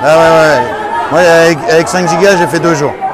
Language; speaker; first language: French; native; French